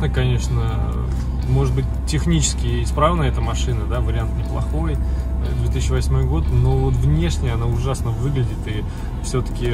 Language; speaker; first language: Russian; native; Russian